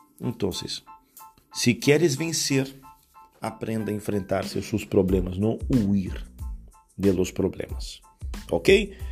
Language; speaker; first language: Portuguese; non-native, learner; Spanish